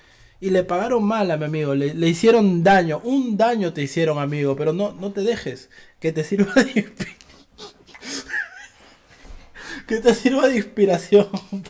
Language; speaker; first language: Spanish; native; Spanish